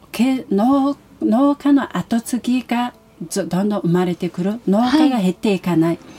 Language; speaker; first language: Japanese; non-native, fluent; Mongolian